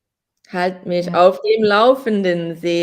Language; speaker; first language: German; non-native, fluent; English